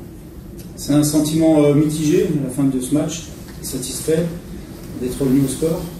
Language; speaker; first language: French; native; French